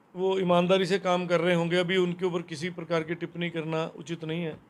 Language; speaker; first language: Hindi; non-native, local second language; Punjabi